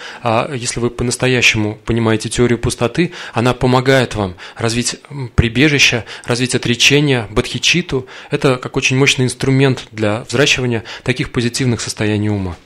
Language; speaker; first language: Russian; native; Russian